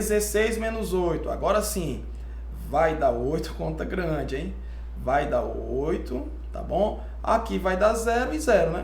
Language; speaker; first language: Portuguese; native; Portuguese